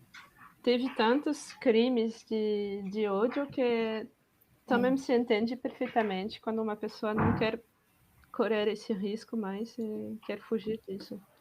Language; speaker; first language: Portuguese; non-native, fluent; French